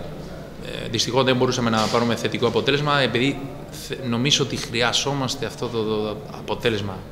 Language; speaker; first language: Greek; non-native, fluent; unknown